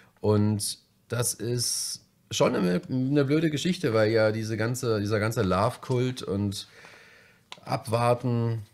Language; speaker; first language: German; native; German